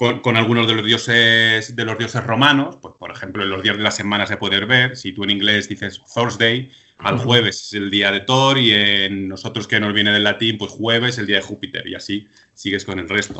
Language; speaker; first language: Spanish; native; Spanish